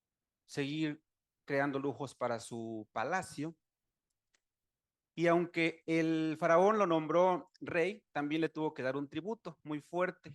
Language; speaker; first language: Spanish; native; Spanish